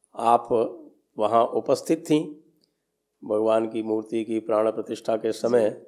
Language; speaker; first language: Hindi; native; Hindi